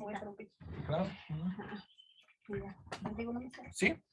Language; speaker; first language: Spanish; non-native, fluent; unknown